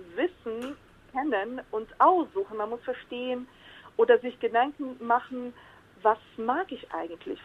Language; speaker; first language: German; non-native, fluent; Ukrainian